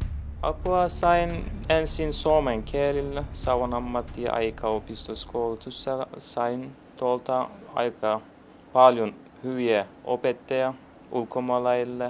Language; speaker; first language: Finnish; non-native, learner; Turkish